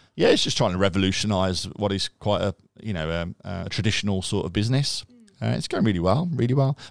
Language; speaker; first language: English; native; English